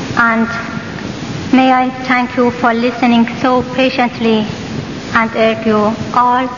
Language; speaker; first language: English; non-native, fluent; Persian